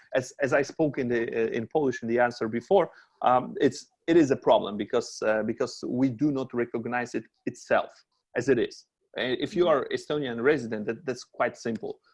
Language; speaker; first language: English; non-native, fluent; Polish